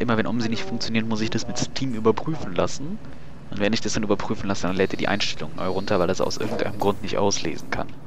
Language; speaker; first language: German; native; German